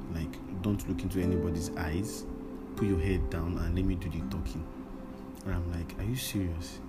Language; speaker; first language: English; non-native, local second language; Yoruba